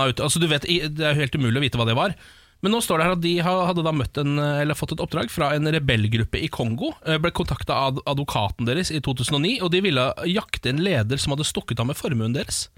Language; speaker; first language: Norwegian; native; Norwegian